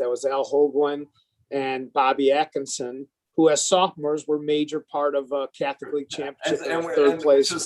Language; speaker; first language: English; native; English